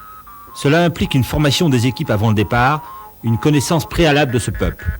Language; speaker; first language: French; native; French